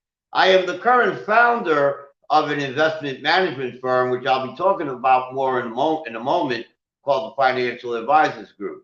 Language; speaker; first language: English; native; English